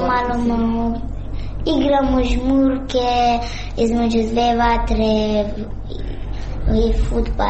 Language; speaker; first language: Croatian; early bilingual, other home language; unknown